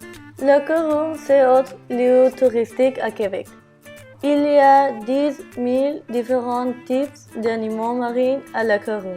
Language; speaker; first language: French; non-native, learner; Spanish